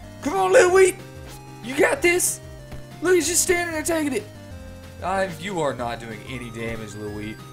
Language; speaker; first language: English; native; English